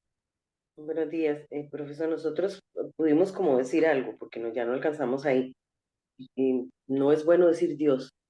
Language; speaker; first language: Spanish; native; Spanish